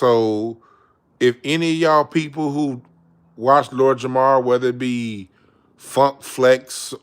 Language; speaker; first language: English; native; English